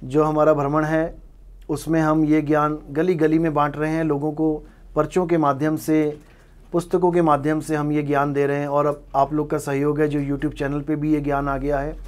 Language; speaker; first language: Hindi; non-native, local second language; Punjabi